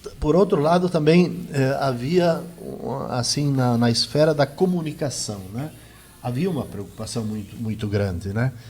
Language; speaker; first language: Portuguese; native; Portuguese